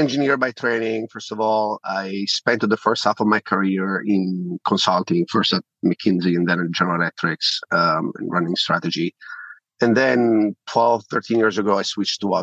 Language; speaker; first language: English; non-native, fluent; Italian